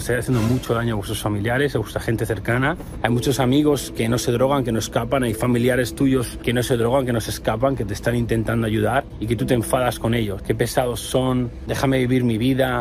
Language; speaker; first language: Spanish; native; Spanish